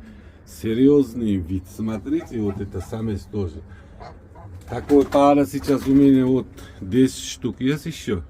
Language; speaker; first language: Russian; non-native, local second language; Uzbek